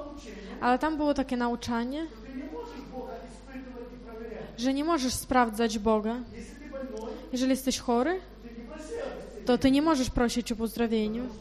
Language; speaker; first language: Polish; non-native, fluent; Ukrainian